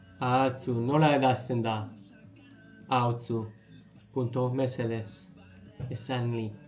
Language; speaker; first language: Basque; non-native, learner; English